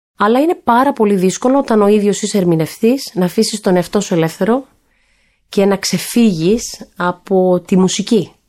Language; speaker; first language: Greek; early bilingual, heritage; Greek